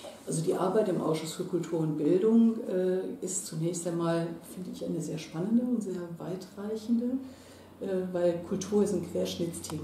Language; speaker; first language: German; native; German